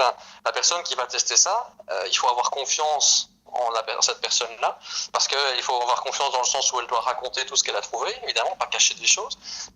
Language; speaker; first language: French; native; French